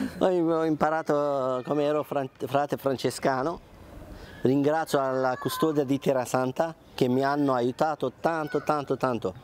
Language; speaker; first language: Italian; non-native, fluent; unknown